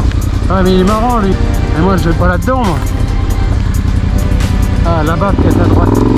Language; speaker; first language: French; native; French